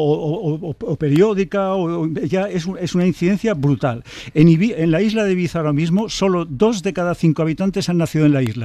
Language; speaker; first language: Spanish; native; Spanish